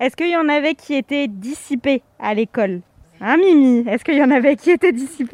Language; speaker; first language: French; native; French